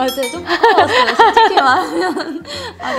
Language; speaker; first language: Korean; non-native, fluent; Chinese